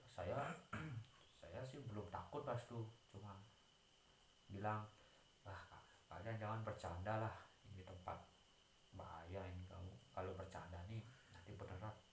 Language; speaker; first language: Indonesian; non-native, local second language; Balinese